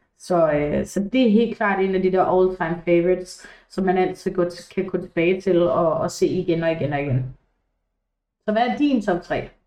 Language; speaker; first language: Danish; early bilingual, other home language; English